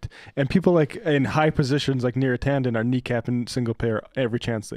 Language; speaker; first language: English; native; English